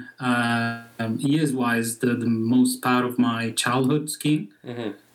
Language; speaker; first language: English; non-native, fluent; Italian